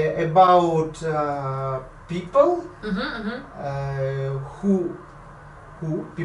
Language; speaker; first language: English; non-native, learner; Russian